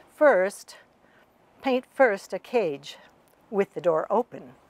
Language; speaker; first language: English; native; English